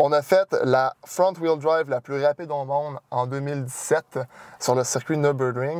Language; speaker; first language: French; native; French